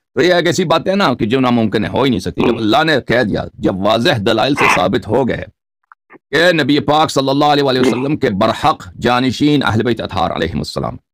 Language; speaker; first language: Urdu; non-native, local second language; Persian